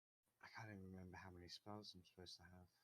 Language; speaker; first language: English; native; English